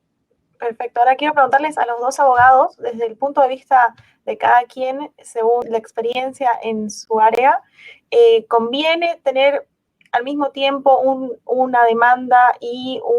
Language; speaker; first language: Spanish; native; Spanish